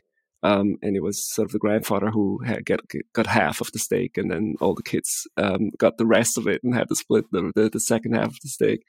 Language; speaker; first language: English; non-native, fluent; Swiss German